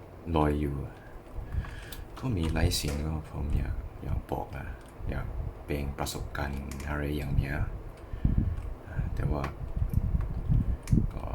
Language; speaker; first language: Thai; non-native, learner; English